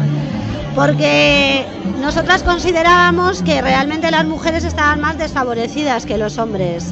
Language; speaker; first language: Spanish; native; Spanish